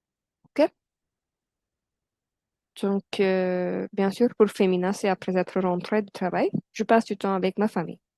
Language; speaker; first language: French; non-native, fluent; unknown